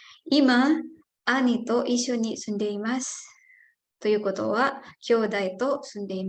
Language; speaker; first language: Japanese; non-native, fluent; Indonesian